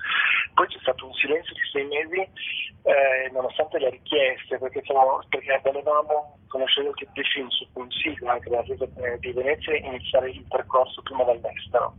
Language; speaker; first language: Italian; native; Italian